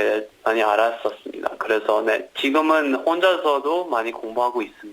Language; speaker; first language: Korean; early bilingual, heritage; Korean